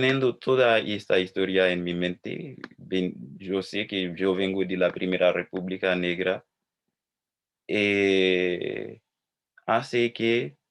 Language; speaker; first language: Spanish; non-native, fluent; Haitian Creole